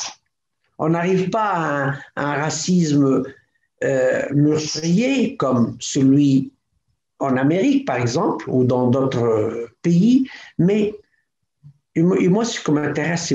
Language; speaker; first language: French; non-native, local second language; Arabic